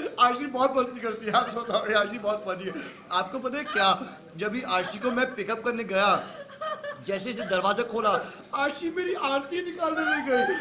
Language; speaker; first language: Hindi; native; Hindi